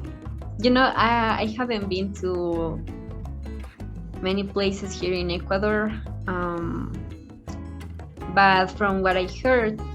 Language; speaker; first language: English; non-native, fluent; Spanish